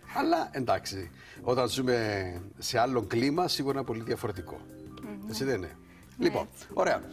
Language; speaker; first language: Greek; native; Greek